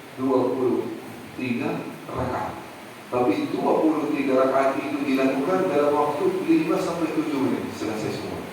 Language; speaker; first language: Indonesian; non-native, fluent; Arabic